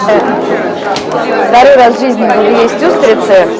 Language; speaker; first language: Russian; native; Russian